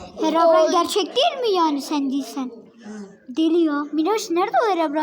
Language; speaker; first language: Turkish; native; Turkish